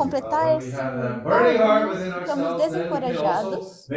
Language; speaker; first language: Portuguese; non-native, learner; Korean